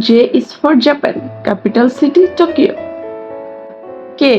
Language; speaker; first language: English; non-native, learner; Bangla